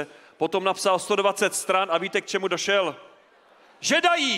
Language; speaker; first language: Czech; native; Czech